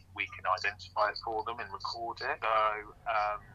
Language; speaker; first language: English; native; English